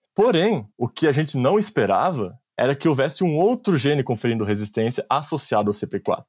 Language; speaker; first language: Portuguese; native; Portuguese